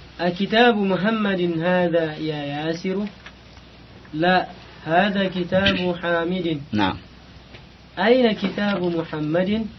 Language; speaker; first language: Arabic; non-native, learner; Indonesian